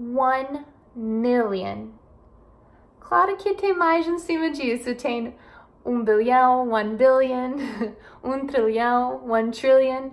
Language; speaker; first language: Portuguese; non-native, fluent; English